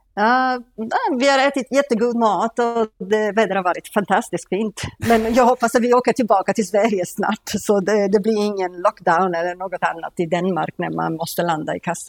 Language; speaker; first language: Swedish; non-native, fluent; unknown